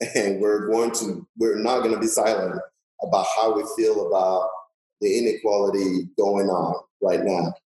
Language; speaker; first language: English; non-native, local second language; Yoruba